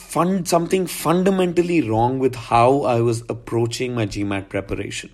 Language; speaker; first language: English; non-native, local second language; Hindi